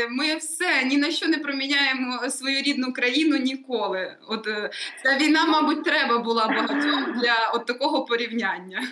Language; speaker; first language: Ukrainian; native; Ukrainian